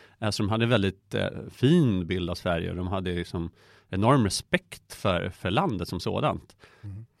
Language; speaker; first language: Swedish; early bilingual, other home language; Persian